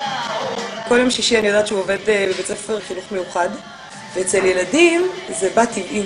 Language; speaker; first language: Hebrew; native; Hebrew